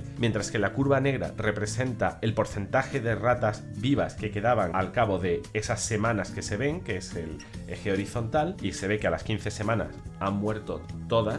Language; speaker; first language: Spanish; native; Spanish